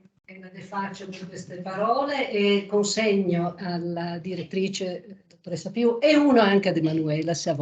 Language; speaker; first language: Italian; native; Italian